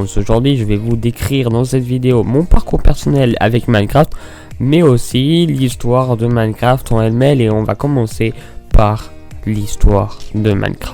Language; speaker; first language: French; native; French